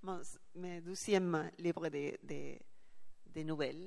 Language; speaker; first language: French; non-native, learner; Spanish